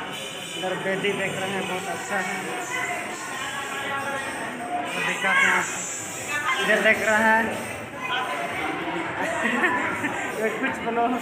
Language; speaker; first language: Hindi; non-native, local second language; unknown